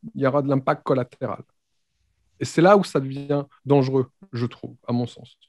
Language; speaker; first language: French; native; French